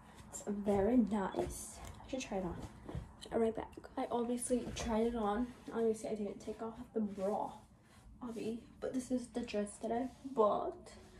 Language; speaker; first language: English; early bilingual, other home language; Spanish